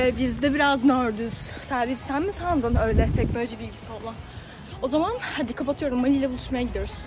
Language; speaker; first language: Turkish; native; Turkish